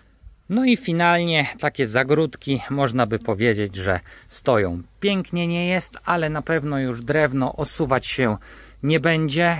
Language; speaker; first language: Polish; native; Polish